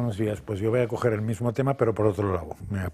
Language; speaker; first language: Spanish; native; Spanish